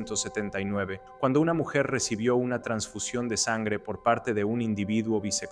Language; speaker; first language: Spanish; native; Spanish